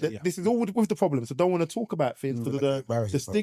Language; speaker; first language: English; native; English